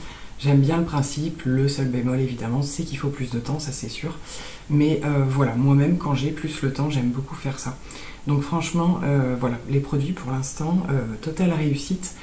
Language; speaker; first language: French; native; French